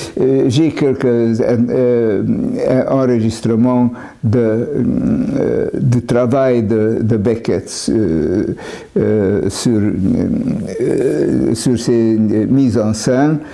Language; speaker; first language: French; non-native, fluent; Hungarian